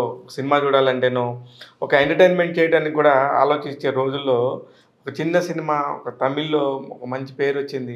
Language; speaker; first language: Telugu; native; Telugu